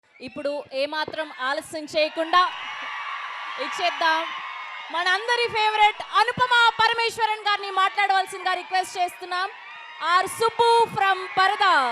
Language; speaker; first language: Telugu; native; Telugu